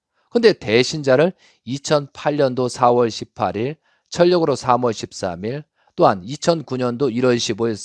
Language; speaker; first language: Korean; native; Korean